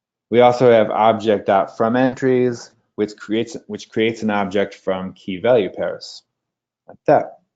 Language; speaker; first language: English; native; English